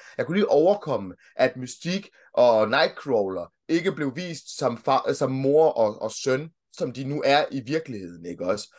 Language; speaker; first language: Danish; early bilingual, other home language; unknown